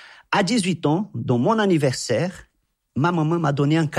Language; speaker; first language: French; non-native, fluent; Portuguese